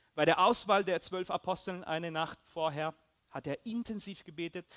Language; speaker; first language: German; early bilingual, heritage; Spanish